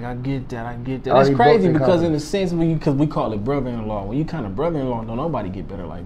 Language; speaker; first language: English; native; English